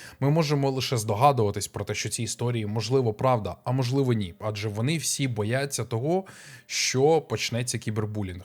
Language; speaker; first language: Ukrainian; native; Ukrainian